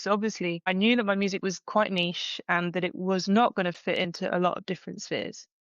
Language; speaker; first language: English; native; English